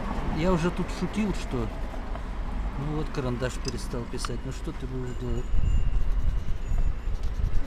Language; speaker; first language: Russian; native; Russian